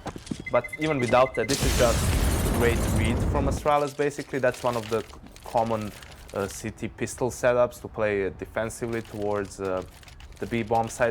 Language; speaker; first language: English; non-native, fluent; Danish